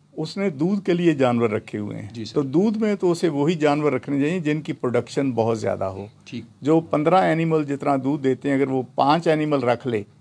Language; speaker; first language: Urdu; non-native, local second language; Punjabi